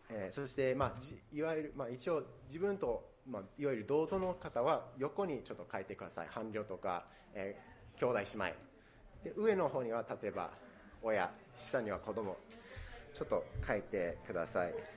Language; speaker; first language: Japanese; non-native, fluent; English